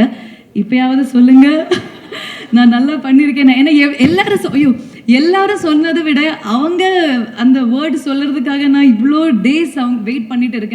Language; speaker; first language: Tamil; non-native, fluent; Malayalam